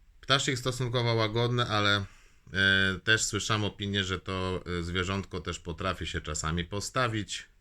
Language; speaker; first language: Polish; native; Polish